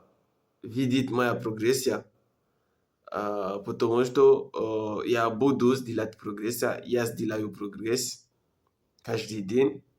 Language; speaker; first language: Russian; non-native, learner; French